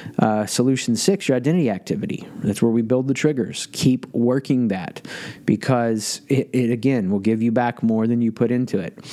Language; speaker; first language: English; native; English